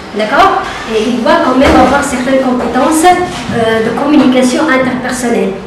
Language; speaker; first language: French; non-native, local second language; Arabic